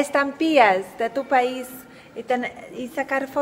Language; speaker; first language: Spanish; non-native, fluent; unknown